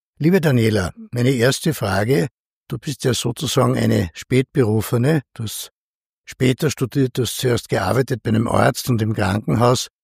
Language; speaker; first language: German; native; German